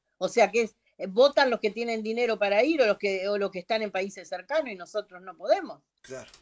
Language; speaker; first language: Spanish; native; Spanish